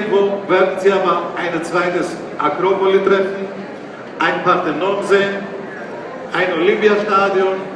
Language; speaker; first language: German; non-native, fluent; Greek